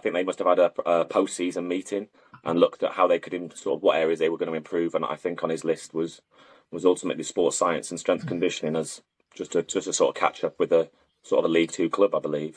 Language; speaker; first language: English; native; English